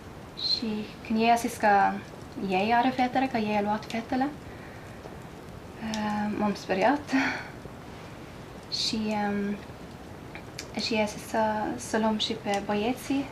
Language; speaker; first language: Romanian; non-native, learner; Norwegian